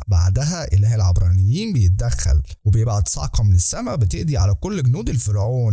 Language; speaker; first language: Arabic; native; Arabic